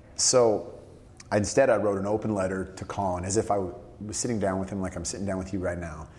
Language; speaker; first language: English; native; English